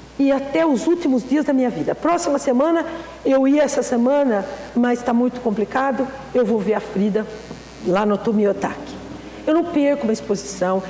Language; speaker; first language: Portuguese; native; Portuguese